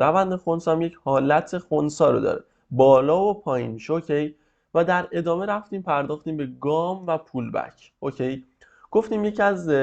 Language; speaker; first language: Persian; native; Persian